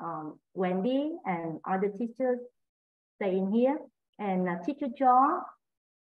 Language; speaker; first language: English; non-native, learner; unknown